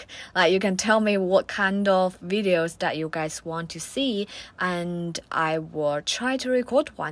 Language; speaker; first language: English; non-native, fluent; Chinese